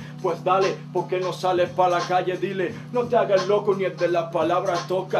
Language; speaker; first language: Spanish; native; Spanish